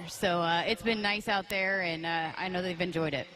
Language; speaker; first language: English; native; English